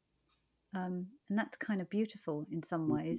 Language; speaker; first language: English; native; English